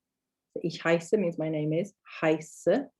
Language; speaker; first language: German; non-native, fluent; English